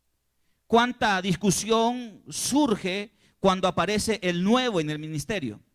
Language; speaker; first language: Spanish; native; Spanish